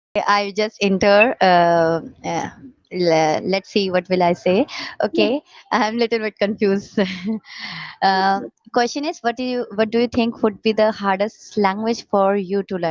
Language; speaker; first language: English; non-native, learner; Urdu